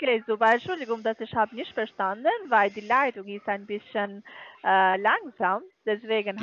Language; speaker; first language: German; non-native, learner; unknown